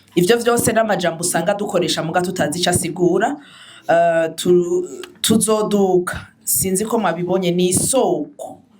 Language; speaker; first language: Rundi; native; Rundi